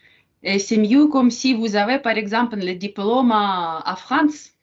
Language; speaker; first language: French; non-native, learner; Ukrainian